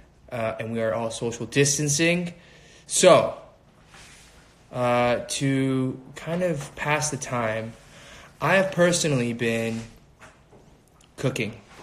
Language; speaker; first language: English; early bilingual, other home language; Korean